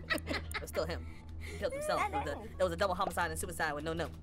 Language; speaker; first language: English; native; English